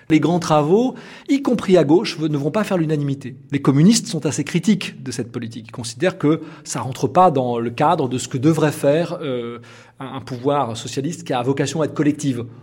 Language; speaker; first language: French; native; French